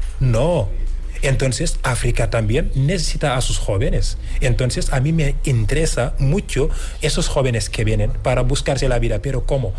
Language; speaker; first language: Spanish; non-native, fluent; Wolof